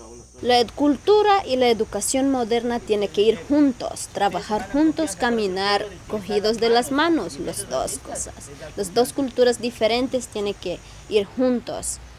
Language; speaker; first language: Spanish; non-native, local second language; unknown